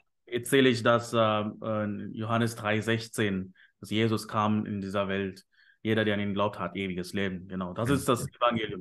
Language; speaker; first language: German; non-native, fluent; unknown